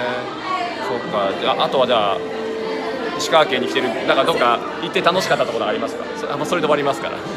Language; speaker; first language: Japanese; native; Japanese